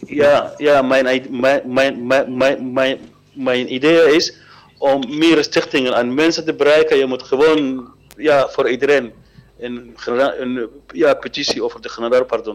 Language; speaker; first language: Dutch; non-native, learner; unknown